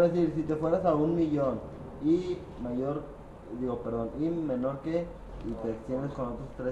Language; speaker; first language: Spanish; native; Spanish